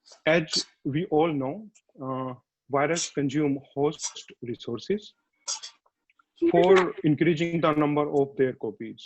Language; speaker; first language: English; non-native, fluent; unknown